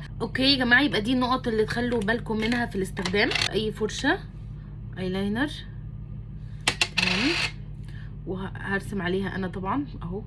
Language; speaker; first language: Arabic; native; Arabic